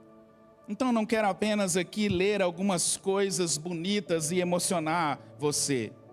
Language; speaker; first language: Portuguese; native; Portuguese